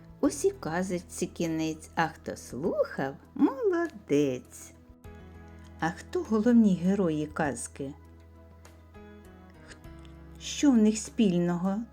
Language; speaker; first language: Ukrainian; native; Ukrainian